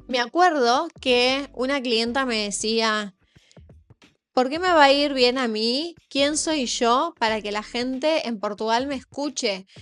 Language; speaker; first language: Spanish; native; Spanish